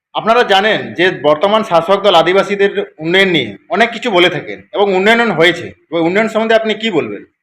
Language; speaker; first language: Bangla; native; Bangla